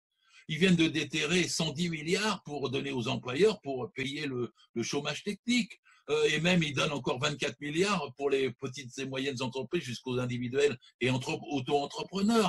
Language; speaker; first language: French; native; French